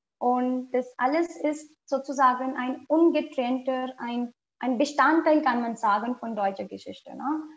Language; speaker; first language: German; non-native, fluent; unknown